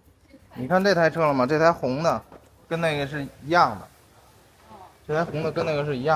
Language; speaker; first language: Chinese; native; Chinese